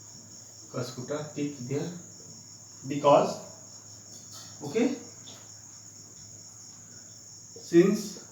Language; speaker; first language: English; non-native, local second language; Hindi